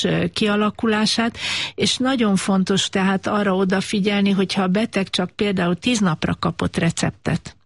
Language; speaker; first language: Hungarian; native; Hungarian